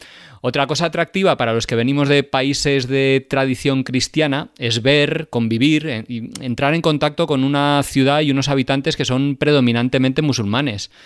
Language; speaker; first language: Spanish; native; Spanish